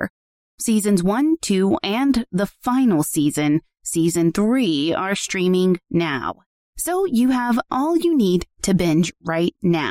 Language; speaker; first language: English; native; English